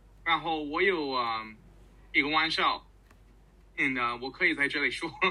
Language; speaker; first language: Chinese; non-native, fluent; English